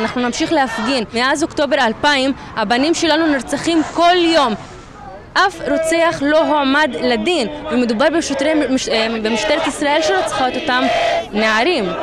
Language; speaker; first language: Hebrew; non-native, local second language; Arabic